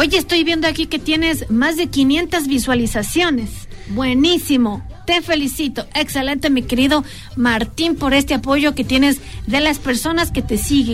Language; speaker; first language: Spanish; native; Spanish